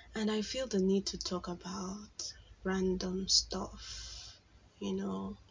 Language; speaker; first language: English; non-native, local second language; Igbo